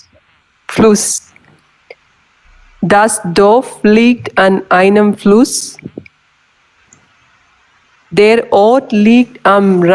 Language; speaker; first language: German; non-native, learner; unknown